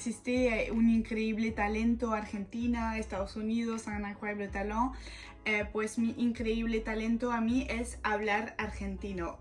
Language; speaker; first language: Spanish; non-native, fluent; French